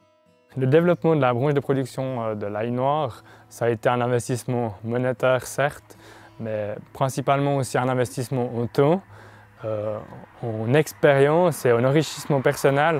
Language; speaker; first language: French; native; French